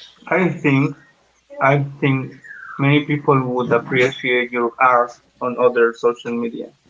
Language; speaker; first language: English; non-native, learner; Spanish